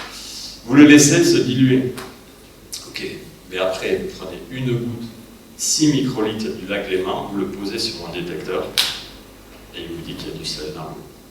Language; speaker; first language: French; native; French